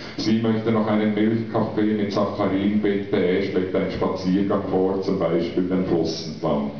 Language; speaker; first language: German; native; German